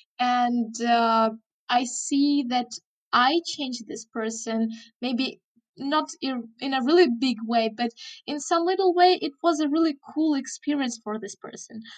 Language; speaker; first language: English; non-native, fluent; Ukrainian